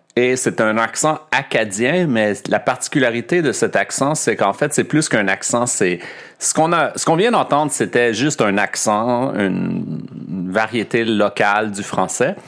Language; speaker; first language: French; native; French